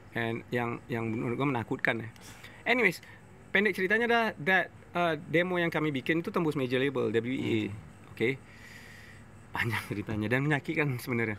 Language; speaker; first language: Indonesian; non-native, fluent; English